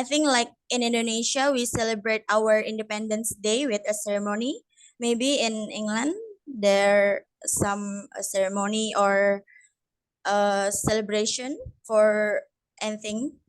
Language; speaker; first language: English; non-native, learner; Indonesian